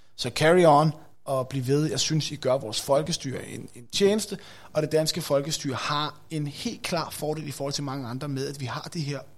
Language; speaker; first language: Danish; native; Danish